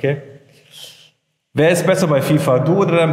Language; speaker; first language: German; native; German